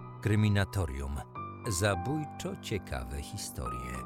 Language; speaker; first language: Polish; native; Polish